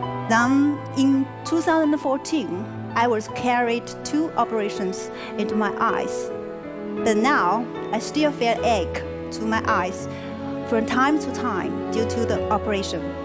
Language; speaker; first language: English; non-native, learner; Chinese